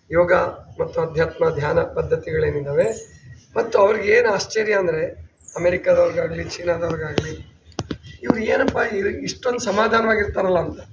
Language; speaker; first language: Kannada; native; Kannada